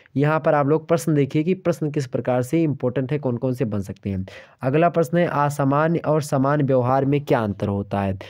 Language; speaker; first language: Hindi; native; Hindi